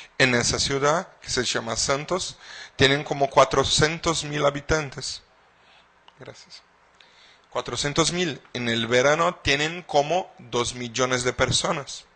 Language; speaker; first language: Spanish; non-native, fluent; Portuguese